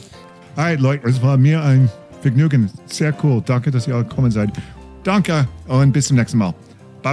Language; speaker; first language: German; non-native, fluent; English